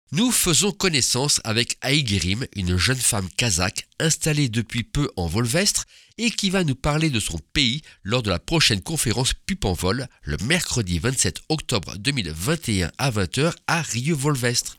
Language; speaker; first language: French; native; French